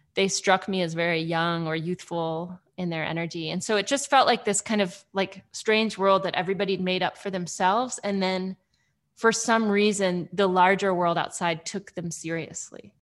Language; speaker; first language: English; native; English